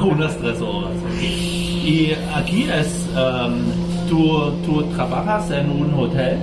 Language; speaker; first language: Spanish; non-native, learner; German